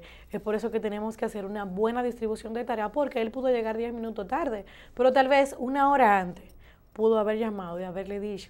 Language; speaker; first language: Spanish; native; Spanish